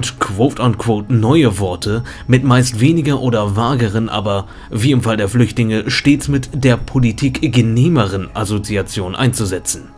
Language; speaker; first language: German; native; German